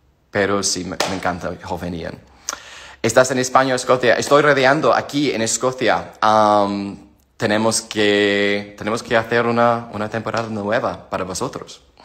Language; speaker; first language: Spanish; non-native, learner; English